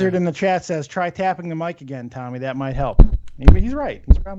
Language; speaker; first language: English; native; English